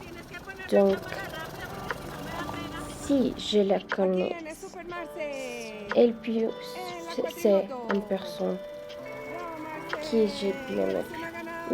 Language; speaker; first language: French; non-native, learner; Spanish